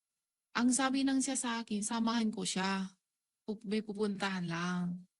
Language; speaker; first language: Filipino; non-native, learner; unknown